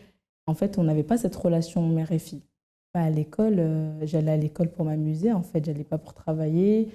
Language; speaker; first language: French; native; French